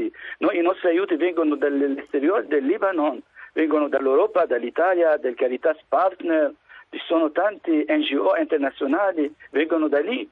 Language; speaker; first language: Italian; non-native, fluent; Arabic